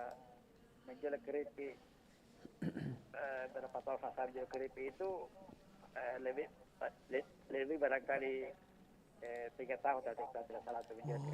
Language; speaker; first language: Indonesian; non-native, local second language; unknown